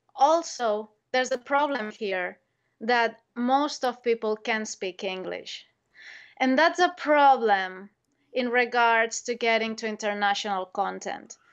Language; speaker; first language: English; non-native, fluent; Spanish